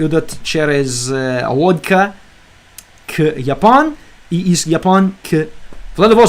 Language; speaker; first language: Russian; non-native, learner; English